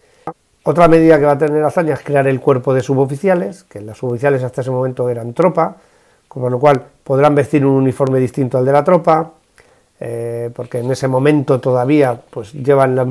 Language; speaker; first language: Spanish; native; Spanish